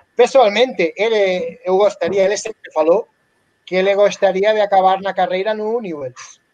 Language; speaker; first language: Portuguese; non-native, learner; Spanish